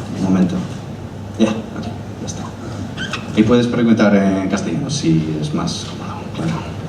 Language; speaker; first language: Spanish; non-native, learner; English